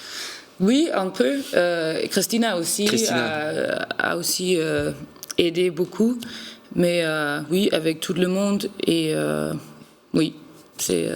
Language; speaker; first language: French; non-native, learner; Danish